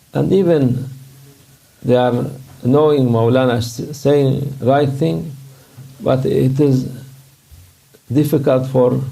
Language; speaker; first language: English; non-native, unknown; Turkish